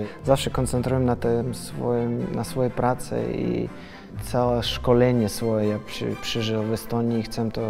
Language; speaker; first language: Polish; non-native, learner; Russian